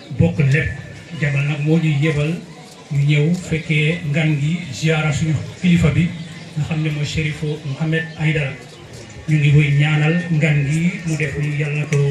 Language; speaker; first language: Wolof; non-native, fluent; Fula